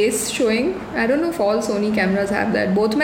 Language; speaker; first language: English; non-native, local second language; Hindi